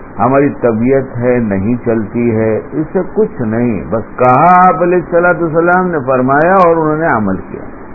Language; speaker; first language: Urdu; native; Urdu